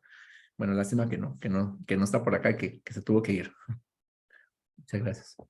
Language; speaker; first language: Spanish; native; Spanish